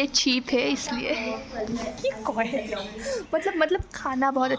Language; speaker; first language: Hindi; non-native, local second language; Assamese